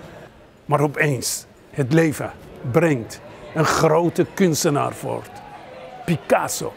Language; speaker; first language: Dutch; non-native, fluent; Persian